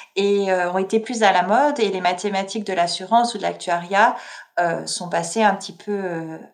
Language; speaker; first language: French; native; French